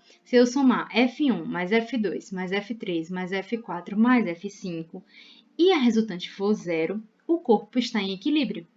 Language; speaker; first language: Portuguese; native; Portuguese